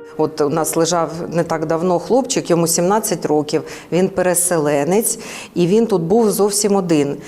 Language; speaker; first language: Ukrainian; native; Ukrainian